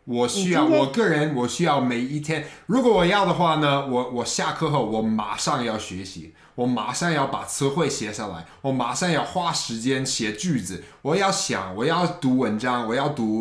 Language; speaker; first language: Chinese; non-native, fluent; English